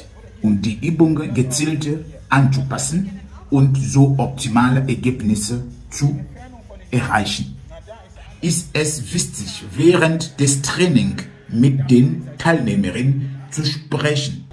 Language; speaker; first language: German; non-native, learner; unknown